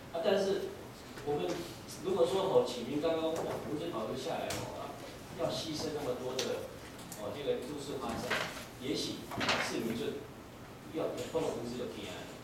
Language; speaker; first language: Chinese; native; Chinese